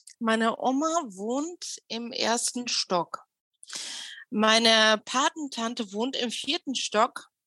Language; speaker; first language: German; early bilingual, other home language; Russian